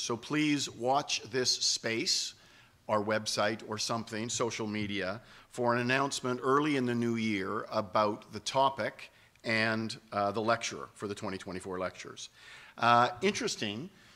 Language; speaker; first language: English; native; English